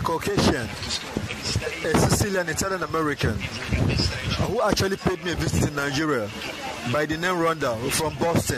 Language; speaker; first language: English; non-native, local second language; Igbo